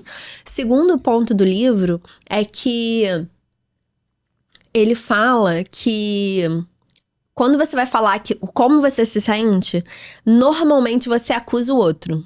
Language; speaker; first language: Portuguese; native; Portuguese